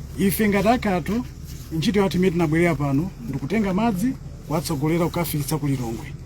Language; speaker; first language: Nyanja; native; Nyanja